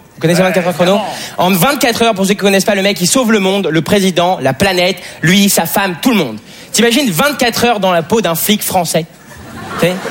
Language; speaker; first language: French; native; French